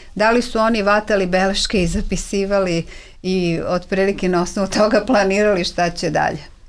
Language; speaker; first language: Serbian; native; Serbian